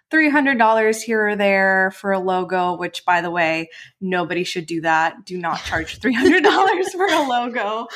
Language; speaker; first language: English; non-native, fluent; Spanish